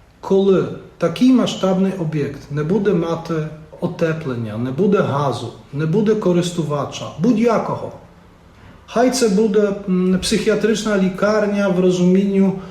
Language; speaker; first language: Ukrainian; non-native, fluent; Polish